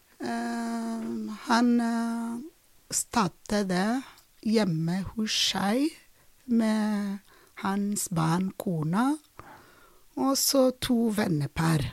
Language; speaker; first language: Norwegian; non-native, fluent; Ibibio